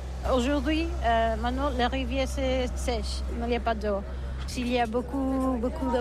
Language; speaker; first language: French; non-native, learner; Catalan